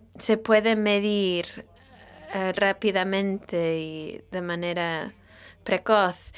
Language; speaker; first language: Spanish; non-native, fluent; Italian